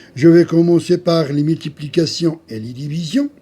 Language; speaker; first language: French; non-native, local second language; Arabic